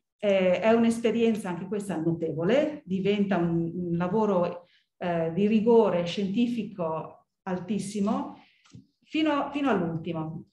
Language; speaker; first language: Italian; early bilingual, heritage; Italian